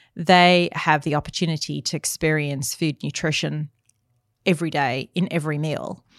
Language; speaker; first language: English; native; English